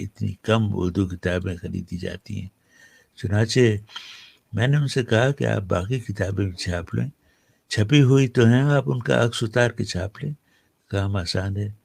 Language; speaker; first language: Urdu; native; Urdu